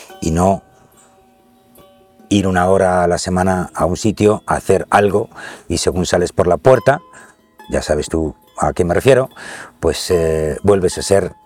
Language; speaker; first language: Spanish; native; Spanish